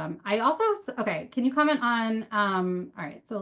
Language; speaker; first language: English; native; English